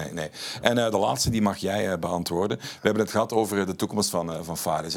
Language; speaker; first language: Dutch; native; Dutch